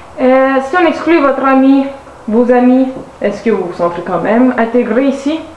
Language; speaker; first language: French; native; French